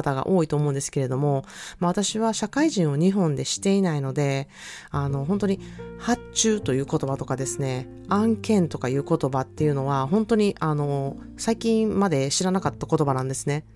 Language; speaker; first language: Japanese; native; Japanese